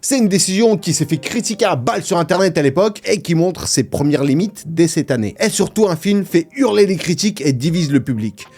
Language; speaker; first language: French; non-native, fluent; Russian